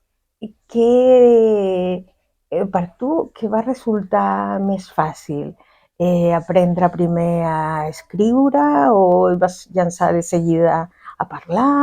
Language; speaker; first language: Catalan; non-native, fluent; Spanish